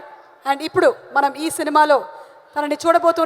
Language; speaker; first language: Telugu; native; Telugu